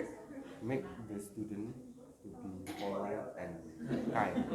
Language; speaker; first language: English; non-native, learner; Indonesian